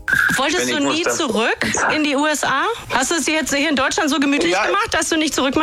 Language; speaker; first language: German; native; German